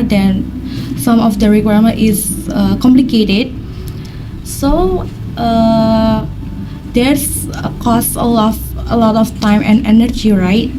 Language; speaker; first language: English; non-native, learner; Indonesian